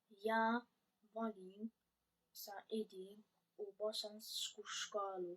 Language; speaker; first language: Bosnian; early bilingual, heritage; Bosnian